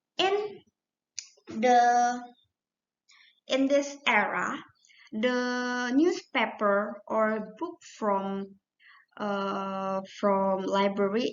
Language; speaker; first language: English; non-native, learner; Indonesian